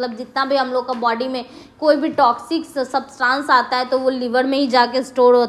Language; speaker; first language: Hindi; native; Hindi